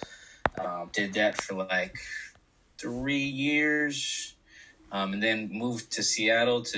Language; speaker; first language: English; native; English